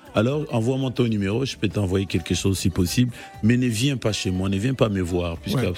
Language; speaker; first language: French; non-native, local second language; Lingala